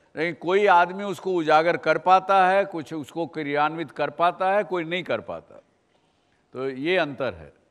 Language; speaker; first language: Hindi; native; Hindi